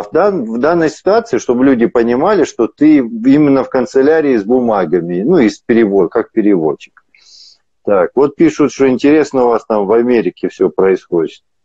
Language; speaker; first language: Russian; native; Russian